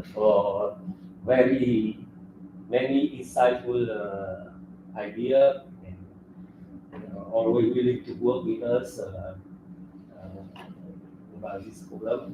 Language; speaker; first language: English; non-native, fluent; French